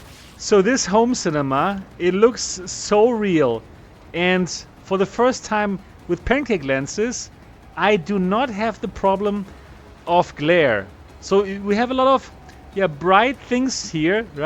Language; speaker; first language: English; non-native, fluent; German